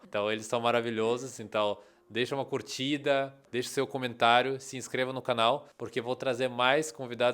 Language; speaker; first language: Portuguese; non-native, fluent; Russian